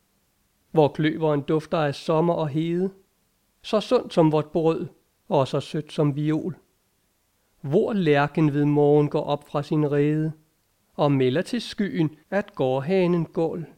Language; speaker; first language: Danish; native; Danish